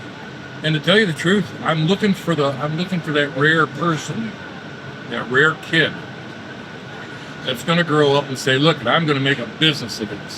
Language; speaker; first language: English; native; English